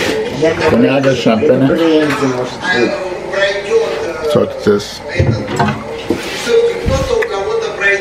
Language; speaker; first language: Russian; non-native, learner; Hindi